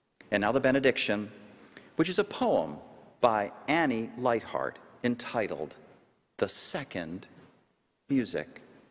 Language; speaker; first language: English; native; English